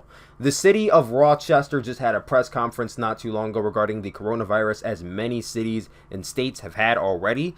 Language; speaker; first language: English; native; English